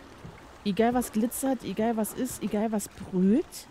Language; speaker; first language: German; native; German